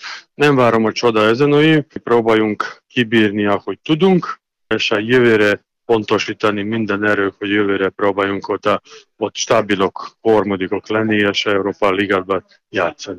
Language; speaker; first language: Hungarian; non-native, learner; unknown